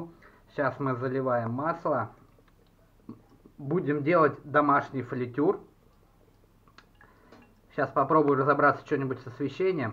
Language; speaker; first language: Russian; native; Russian